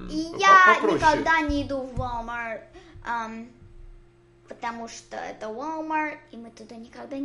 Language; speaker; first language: Russian; early bilingual, heritage; Russian